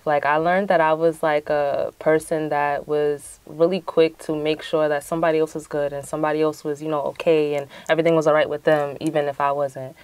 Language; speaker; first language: English; native; English